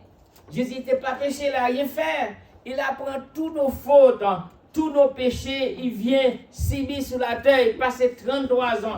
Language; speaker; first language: French; non-native, local second language; Haitian Creole